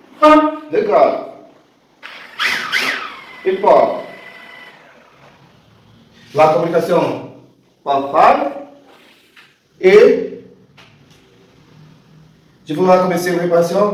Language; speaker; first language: French; non-native, learner; Portuguese